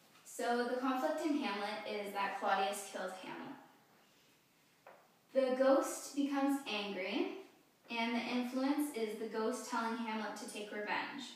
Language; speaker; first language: English; native; English